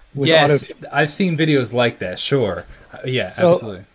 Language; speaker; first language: English; native; English